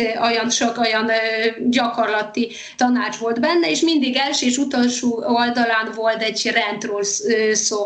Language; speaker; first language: Hungarian; non-native, fluent; Polish